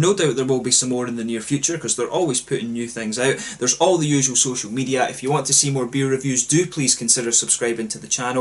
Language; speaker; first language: English; native; English